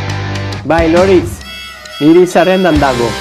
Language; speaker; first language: Basque; non-native, learner; English